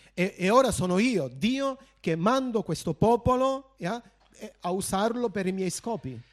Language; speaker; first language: Italian; early bilingual, heritage; Italian